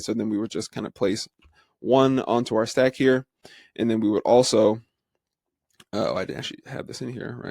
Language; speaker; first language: English; native; English